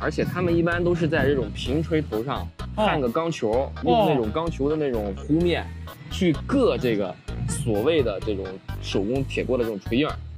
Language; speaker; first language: Chinese; native; Chinese